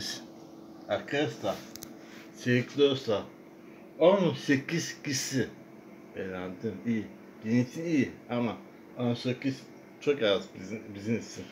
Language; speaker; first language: Turkish; non-native, learner; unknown